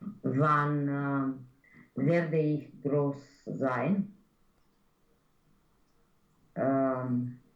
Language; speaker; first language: German; non-native, learner; Romanian